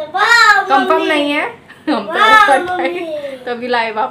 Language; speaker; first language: Hindi; native; Hindi